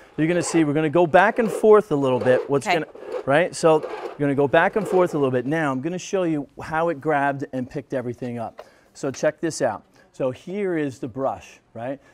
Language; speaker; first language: English; native; English